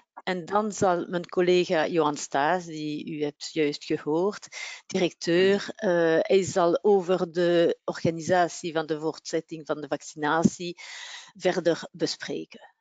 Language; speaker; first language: Dutch; non-native, local second language; French